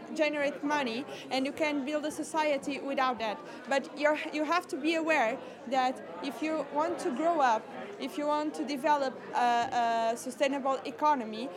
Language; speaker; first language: English; non-native, fluent; Portuguese